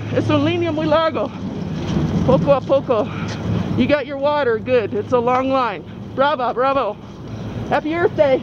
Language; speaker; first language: Spanish; non-native, learner; English